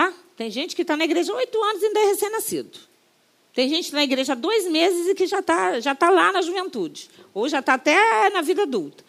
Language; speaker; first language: Portuguese; native; Portuguese